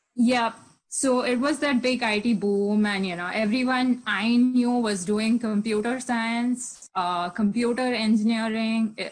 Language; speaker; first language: English; non-native, local second language; Hindi